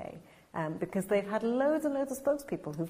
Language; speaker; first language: English; native; English